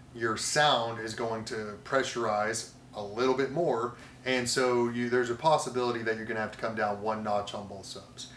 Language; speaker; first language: English; native; English